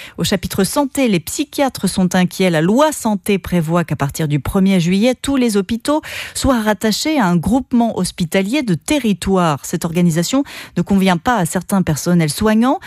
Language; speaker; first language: French; native; French